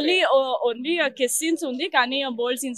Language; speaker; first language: Telugu; non-native, learner; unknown